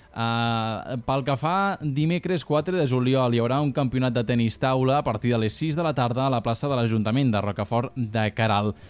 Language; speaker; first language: Catalan; native; Catalan